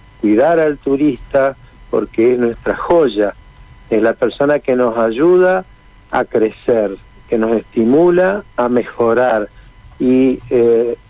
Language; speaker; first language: Spanish; native; Spanish